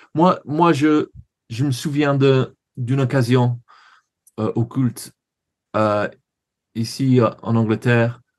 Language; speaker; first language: French; non-native, fluent; English